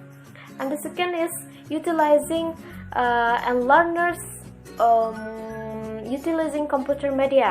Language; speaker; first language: English; non-native, learner; Indonesian